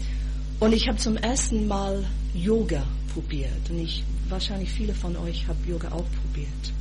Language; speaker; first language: German; non-native, fluent; English